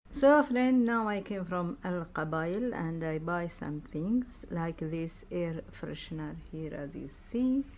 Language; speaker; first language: English; non-native, learner; Arabic